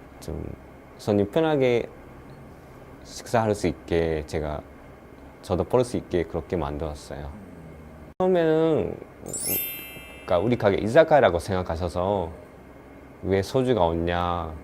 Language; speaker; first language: Korean; non-native, learner; Japanese